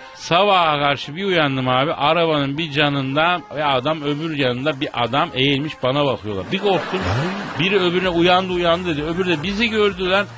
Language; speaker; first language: Turkish; native; Turkish